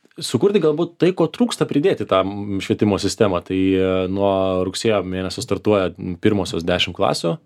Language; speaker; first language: Lithuanian; native; Lithuanian